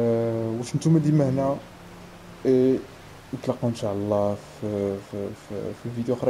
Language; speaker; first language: Arabic; native; Arabic